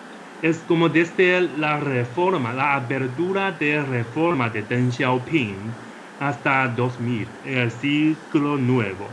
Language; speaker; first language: Spanish; non-native, fluent; Chinese